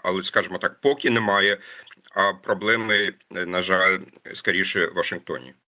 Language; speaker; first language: Ukrainian; non-native, fluent; German